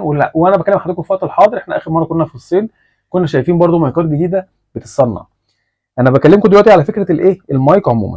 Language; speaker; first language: Arabic; native; Arabic